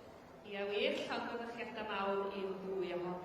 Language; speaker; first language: Welsh; native; Welsh